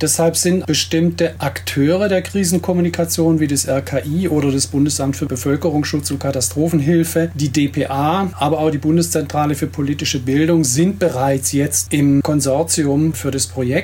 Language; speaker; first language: German; native; German